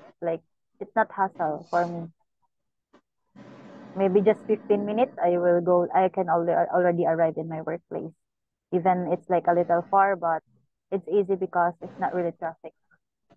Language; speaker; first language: English; non-native, local second language; Cebuano